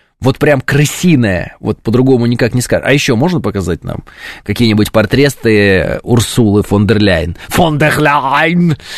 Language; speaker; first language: Russian; native; Russian